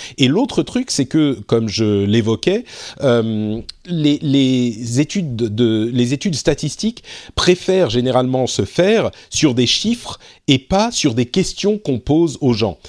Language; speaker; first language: French; native; French